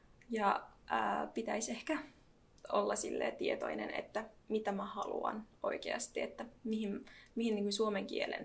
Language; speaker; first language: Finnish; non-native, fluent; Arabic